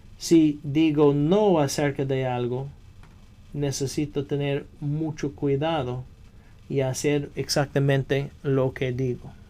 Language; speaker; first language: Spanish; non-native, fluent; English